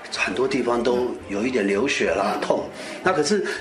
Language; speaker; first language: Chinese; native; Chinese